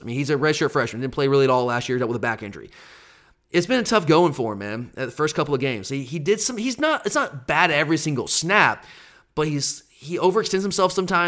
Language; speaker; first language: English; native; English